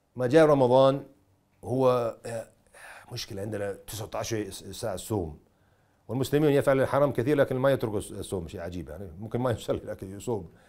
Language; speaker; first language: Arabic; non-native, fluent; English